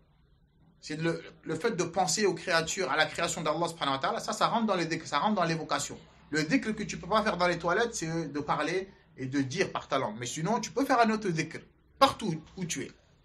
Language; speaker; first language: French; native; French